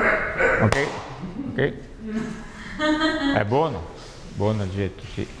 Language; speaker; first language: Italian; non-native, learner; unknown